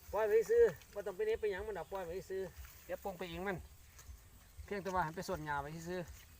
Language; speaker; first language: Thai; native; Thai